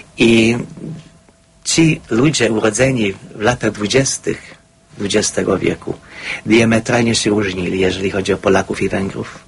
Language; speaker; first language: Polish; non-native, fluent; Hungarian